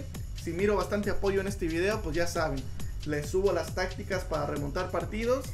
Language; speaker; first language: Spanish; native; Spanish